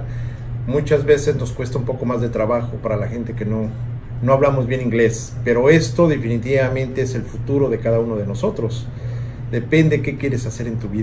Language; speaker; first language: Spanish; native; Spanish